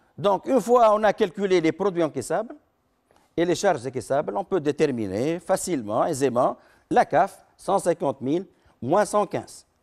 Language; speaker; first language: French; non-native, local second language; Arabic